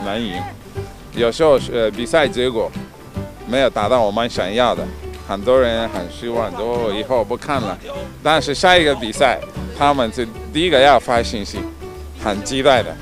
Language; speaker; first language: Chinese; non-native, fluent; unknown